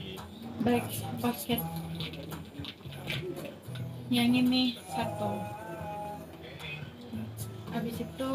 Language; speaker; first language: Indonesian; non-native, learner; Turkish